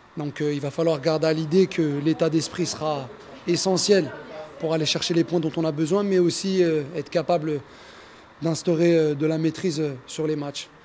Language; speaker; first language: French; native; French